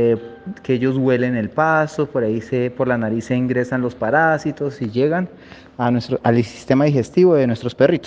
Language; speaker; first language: Spanish; native; Spanish